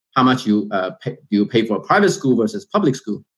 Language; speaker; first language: English; non-native, fluent; Chinese